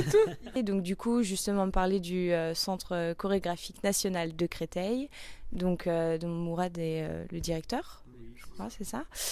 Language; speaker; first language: French; native; French